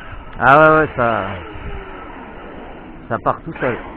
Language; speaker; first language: French; native; French